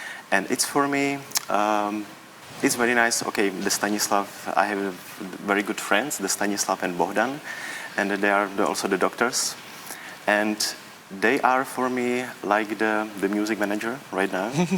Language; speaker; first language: English; non-native, learner; Czech